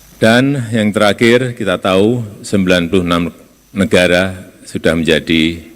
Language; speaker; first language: Indonesian; non-native, local second language; Javanese